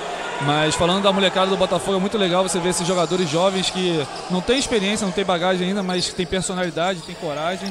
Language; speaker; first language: Portuguese; native; Portuguese